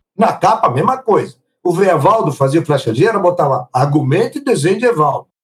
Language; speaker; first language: Portuguese; early bilingual, other home language; Italian